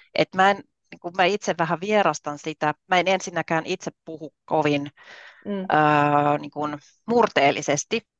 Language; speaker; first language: Finnish; native; Finnish